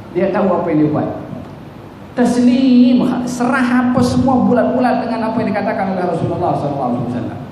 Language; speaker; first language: Malay; native; Malay